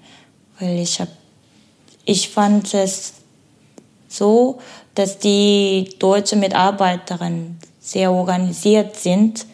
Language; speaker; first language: German; non-native, learner; Korean